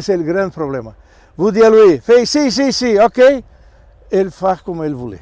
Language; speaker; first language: French; non-native, learner; Portuguese